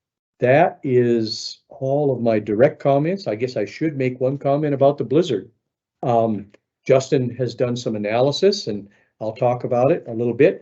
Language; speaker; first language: English; native; English